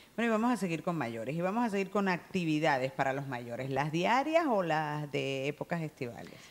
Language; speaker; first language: Spanish; native; Spanish